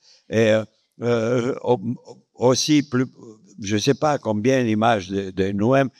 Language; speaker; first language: French; non-native, fluent; Romanian